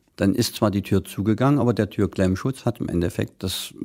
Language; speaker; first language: German; native; German